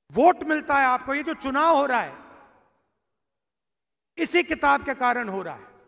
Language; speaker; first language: Hindi; native; Hindi